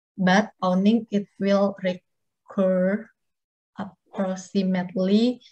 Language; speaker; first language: English; non-native, learner; Indonesian